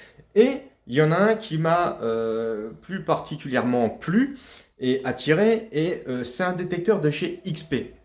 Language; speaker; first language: French; native; French